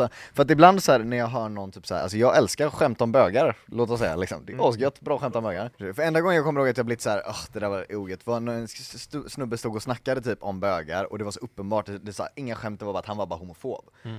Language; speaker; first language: Swedish; native; Swedish